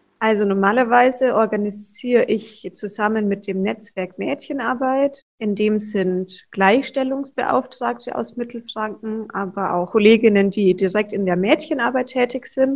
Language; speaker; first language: German; native; German